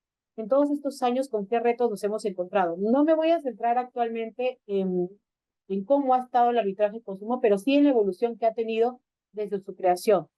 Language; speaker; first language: Spanish; native; Spanish